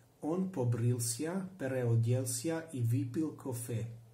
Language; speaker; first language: Russian; non-native, learner; Hungarian